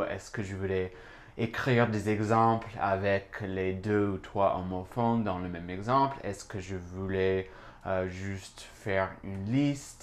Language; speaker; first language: French; non-native, fluent; English